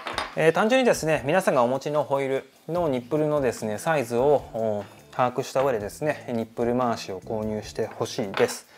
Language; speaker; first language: Japanese; native; Japanese